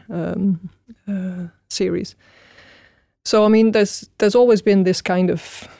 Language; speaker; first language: English; non-native, fluent; Dutch